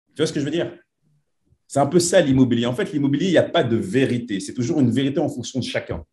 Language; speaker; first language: French; native; French